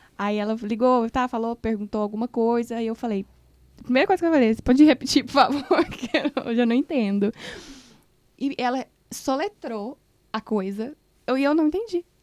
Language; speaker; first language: Portuguese; native; Portuguese